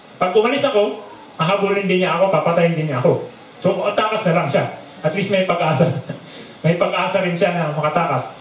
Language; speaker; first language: Filipino; non-native, local second language; Bikol